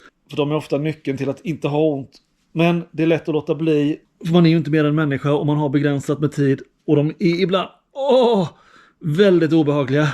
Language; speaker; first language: Swedish; native; Swedish